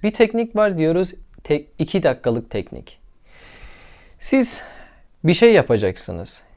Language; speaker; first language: Turkish; non-native, learner; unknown